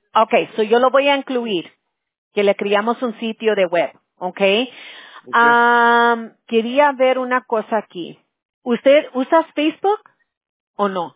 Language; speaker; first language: Spanish; early bilingual, heritage; Spanish